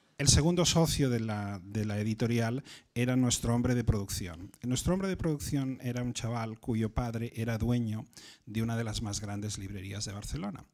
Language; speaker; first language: Spanish; native; Spanish